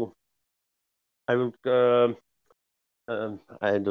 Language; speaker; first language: English; non-native, learner; Dutch